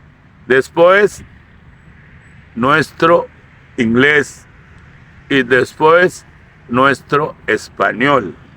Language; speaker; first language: Spanish; non-native, fluent; Urdu